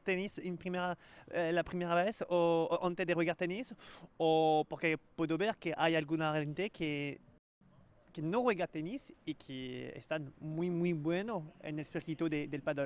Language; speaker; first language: Spanish; non-native, learner; French